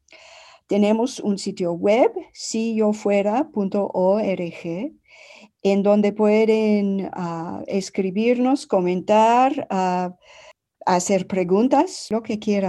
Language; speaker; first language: Spanish; non-native, fluent; English